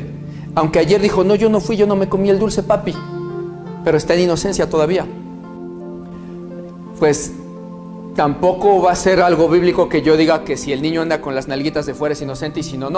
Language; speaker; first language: Spanish; native; Spanish